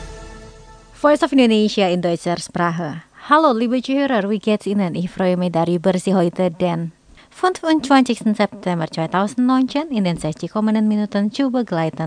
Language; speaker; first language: German; non-native, fluent; Indonesian